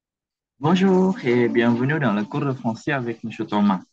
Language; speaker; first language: French; non-native, fluent; Indonesian